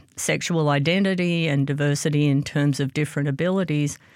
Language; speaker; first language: English; native; English